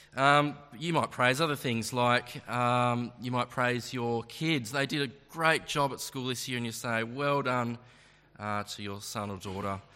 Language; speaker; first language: English; native; English